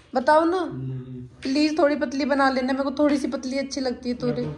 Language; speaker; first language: Hindi; native; Hindi